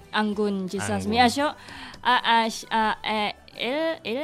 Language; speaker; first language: Catalan; non-native, learner; Indonesian